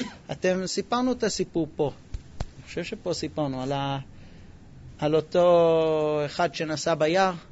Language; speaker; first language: Hebrew; non-native, fluent; English